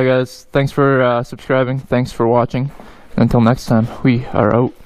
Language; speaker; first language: English; native; English